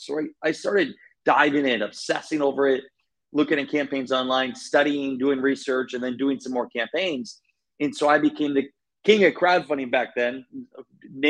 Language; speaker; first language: English; native; English